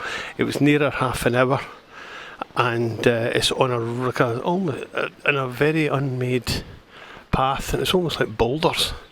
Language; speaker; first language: English; native; English